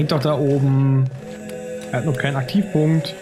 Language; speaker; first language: German; native; German